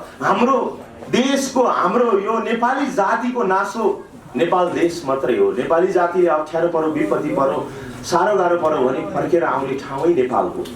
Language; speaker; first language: Nepali; native; Nepali